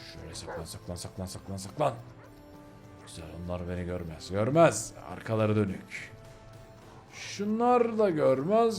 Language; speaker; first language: Turkish; native; Turkish